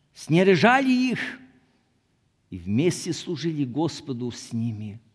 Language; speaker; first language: Russian; native; Russian